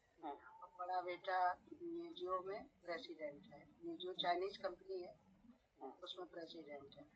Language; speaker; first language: Hindi; native; Hindi